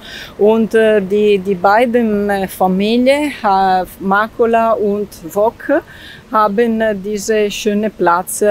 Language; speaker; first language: German; non-native, learner; Italian